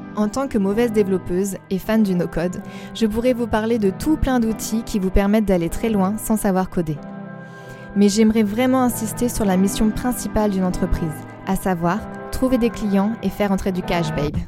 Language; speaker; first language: French; native; French